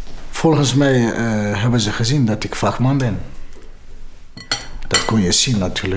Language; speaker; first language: Dutch; non-native, fluent; Amharic